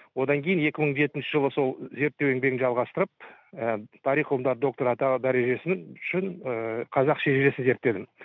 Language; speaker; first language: Kazakh; native; Kazakh